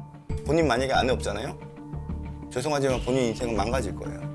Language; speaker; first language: Korean; native; Korean